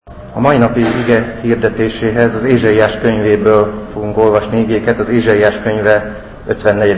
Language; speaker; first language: Hungarian; native; Hungarian